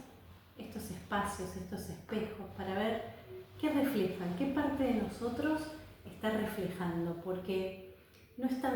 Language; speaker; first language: Spanish; native; Spanish